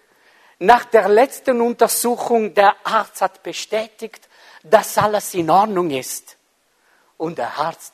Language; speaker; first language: German; non-native, fluent; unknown